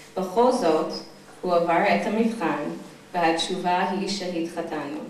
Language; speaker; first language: Hebrew; non-native, fluent; English